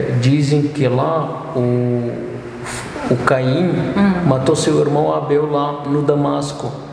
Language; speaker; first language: Portuguese; non-native, fluent; Arabic